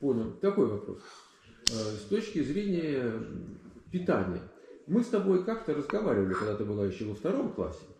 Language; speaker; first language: Russian; native; Russian